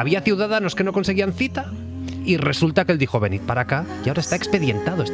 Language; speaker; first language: Spanish; native; Spanish